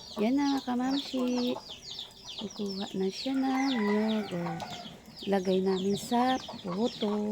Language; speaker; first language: Filipino; non-native, local second language; Cebuano